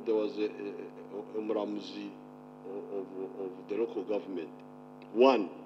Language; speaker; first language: English; non-native, local second language; Nyankole